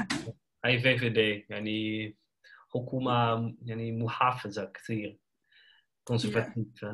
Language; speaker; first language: Arabic; non-native, learner; Dutch